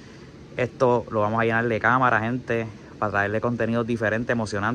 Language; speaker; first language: Spanish; native; Spanish